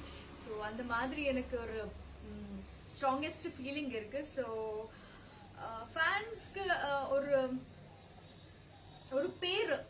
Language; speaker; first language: Tamil; non-native, learner; Telugu